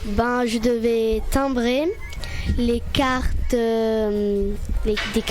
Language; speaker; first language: French; native; French